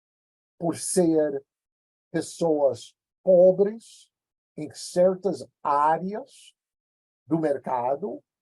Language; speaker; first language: Portuguese; non-native, fluent; English